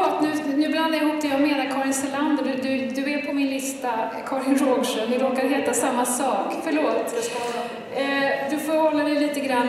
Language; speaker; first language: Swedish; native; Swedish